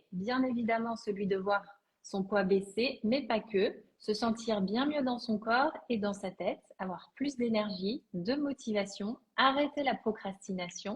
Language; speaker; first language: French; native; French